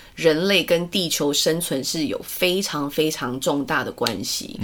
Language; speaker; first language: Chinese; early bilingual, heritage; Chinese